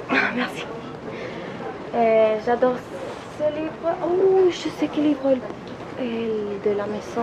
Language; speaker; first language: French; non-native, learner; Spanish